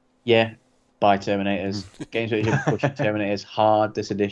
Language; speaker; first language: English; native; English